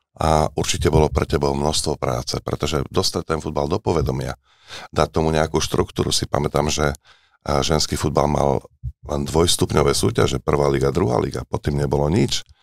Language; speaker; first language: Slovak; native; Slovak